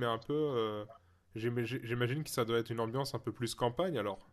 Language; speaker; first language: French; native; French